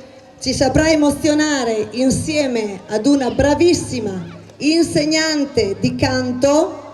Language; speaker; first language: Italian; native; Italian